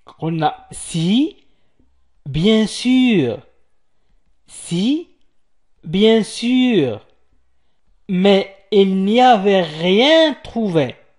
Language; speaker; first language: French; non-native, local second language; Arabic